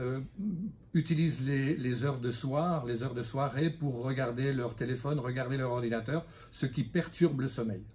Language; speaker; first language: French; native; French